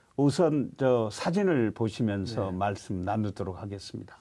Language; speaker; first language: Korean; native; Korean